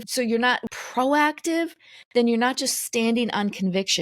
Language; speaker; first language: English; native; English